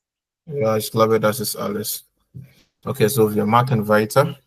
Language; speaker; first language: German; non-native, fluent; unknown